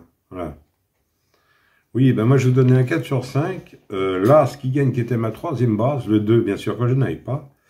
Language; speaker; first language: French; native; French